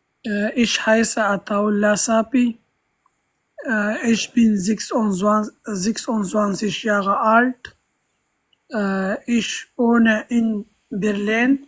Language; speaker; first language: German; non-native, learner; Pashto